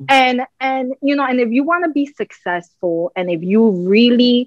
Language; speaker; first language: English; native; English